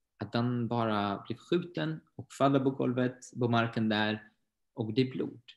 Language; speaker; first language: Swedish; non-native, fluent; Arabic